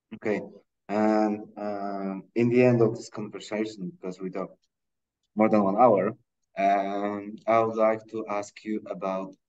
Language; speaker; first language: English; non-native, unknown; Polish